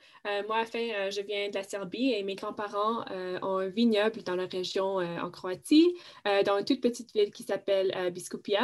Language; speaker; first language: French; non-native, fluent; English